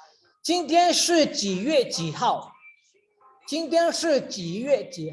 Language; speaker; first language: Chinese; non-native, fluent; Indonesian